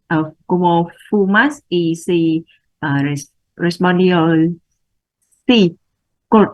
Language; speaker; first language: Spanish; non-native, learner; Vietnamese